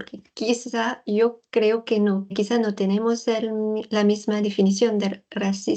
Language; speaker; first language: Spanish; non-native, fluent; French